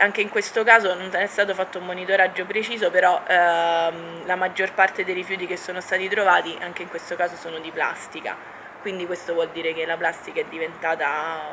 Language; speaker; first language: Italian; native; Italian